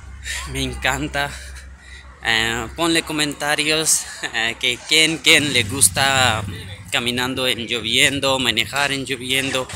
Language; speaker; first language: Spanish; non-native, learner; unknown